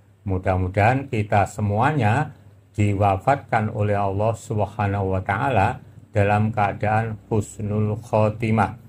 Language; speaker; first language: Indonesian; native; Indonesian